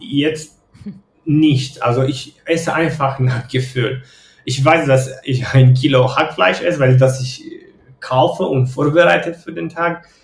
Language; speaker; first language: German; non-native, fluent; Romanian